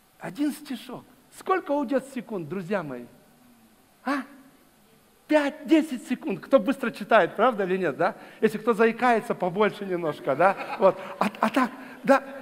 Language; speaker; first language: Russian; native; Russian